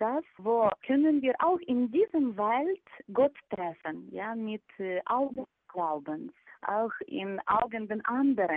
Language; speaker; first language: German; non-native, fluent; Ukrainian